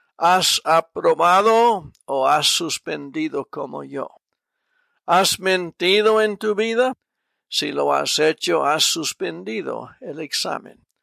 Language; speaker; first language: Spanish; non-native, fluent; English